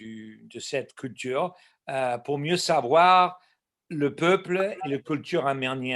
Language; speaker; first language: French; non-native, local second language; English